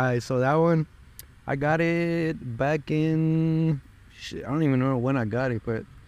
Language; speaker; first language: English; early bilingual, other home language; Spanish